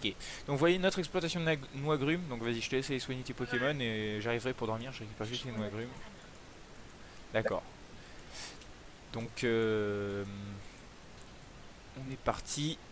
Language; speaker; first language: French; native; French